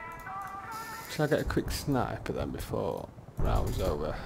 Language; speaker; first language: English; native; English